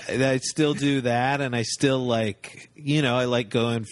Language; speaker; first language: English; native; English